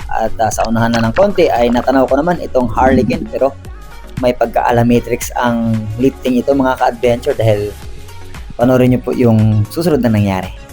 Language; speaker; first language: Filipino; non-native, local second language; Cebuano